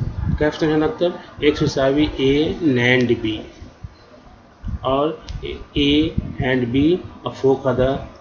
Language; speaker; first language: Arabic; non-native, learner; Urdu